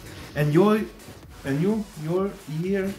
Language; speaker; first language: English; non-native, learner; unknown